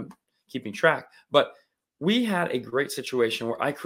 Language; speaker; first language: English; native; English